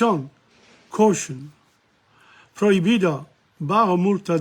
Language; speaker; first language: Spanish; non-native, learner; English